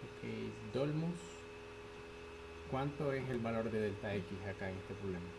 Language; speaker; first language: Spanish; native; Spanish